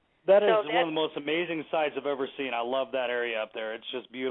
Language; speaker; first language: English; native; English